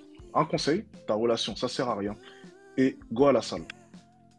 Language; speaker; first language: French; native; French